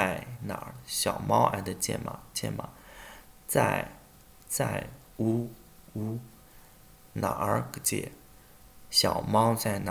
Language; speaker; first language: Chinese; non-native, fluent; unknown